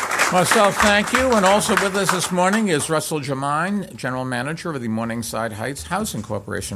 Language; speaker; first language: English; native; English